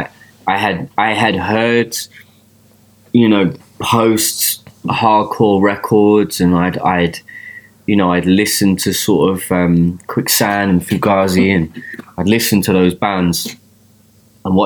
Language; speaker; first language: English; native; English